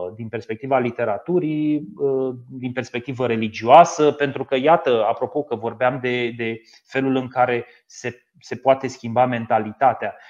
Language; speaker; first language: Romanian; native; Romanian